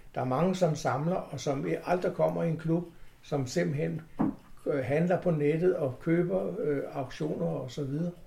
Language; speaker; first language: Danish; native; Danish